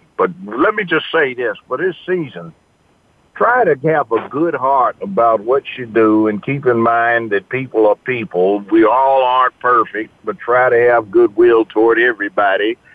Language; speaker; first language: English; native; English